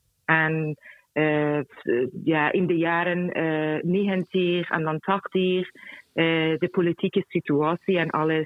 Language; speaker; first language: Dutch; non-native, fluent; Persian